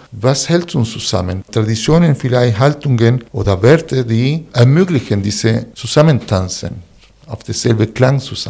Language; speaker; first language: German; non-native, fluent; Spanish